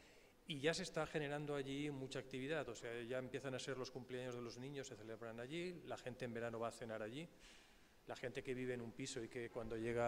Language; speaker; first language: Spanish; native; Spanish